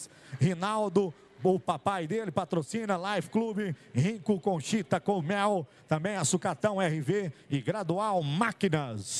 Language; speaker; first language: Portuguese; native; Portuguese